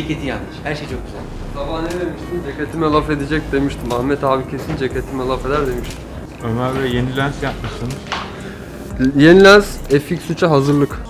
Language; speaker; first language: Turkish; native; Turkish